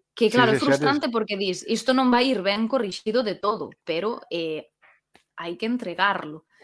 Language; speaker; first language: Galician; non-native, local second language; Spanish